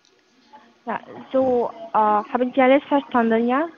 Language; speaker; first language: German; non-native, learner; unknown